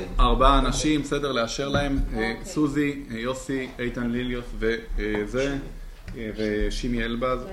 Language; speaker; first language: Hebrew; native; Hebrew